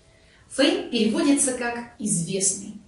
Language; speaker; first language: Russian; native; Russian